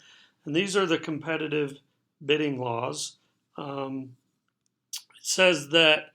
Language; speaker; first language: English; native; English